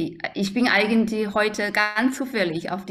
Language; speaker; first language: German; non-native, fluent; Chinese